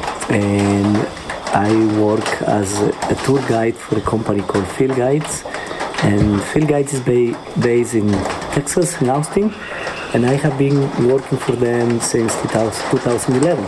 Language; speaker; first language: English; non-native, fluent; Spanish